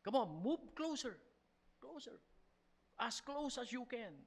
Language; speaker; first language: English; non-native, local second language; Filipino